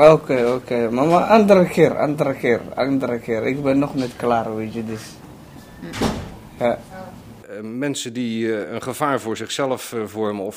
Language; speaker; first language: Dutch; non-native, learner; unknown